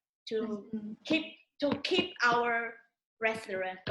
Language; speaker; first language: English; non-native, learner; Chinese